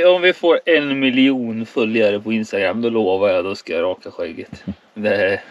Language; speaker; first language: Swedish; native; Swedish